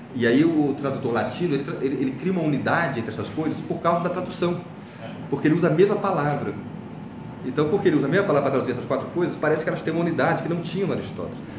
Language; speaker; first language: Portuguese; native; Portuguese